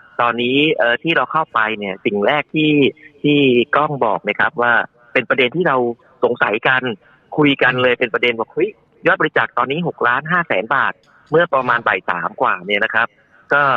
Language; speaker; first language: Thai; native; Thai